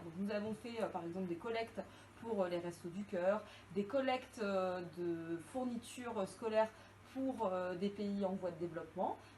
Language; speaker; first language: French; native; French